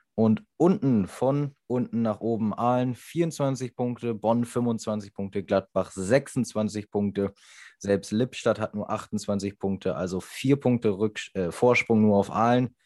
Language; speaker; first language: German; native; German